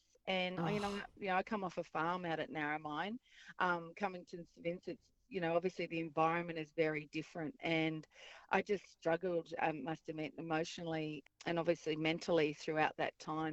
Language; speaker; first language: English; native; English